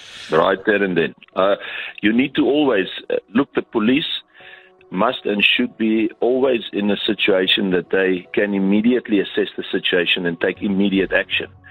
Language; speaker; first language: English; non-native, local second language; Afrikaans